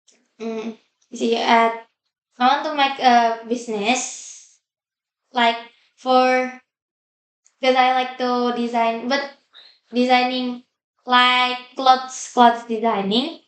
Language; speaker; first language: English; non-native, learner; Indonesian